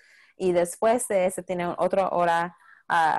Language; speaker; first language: Spanish; non-native, local second language; English